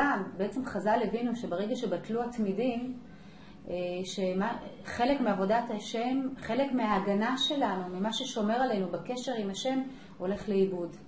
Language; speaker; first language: Hebrew; non-native, fluent; English